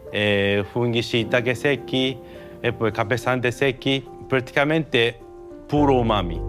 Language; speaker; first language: Italian; non-native, learner; Japanese